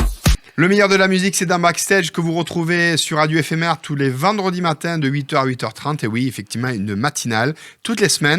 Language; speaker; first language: French; native; French